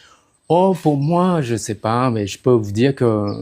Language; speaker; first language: French; non-native, fluent; Khmer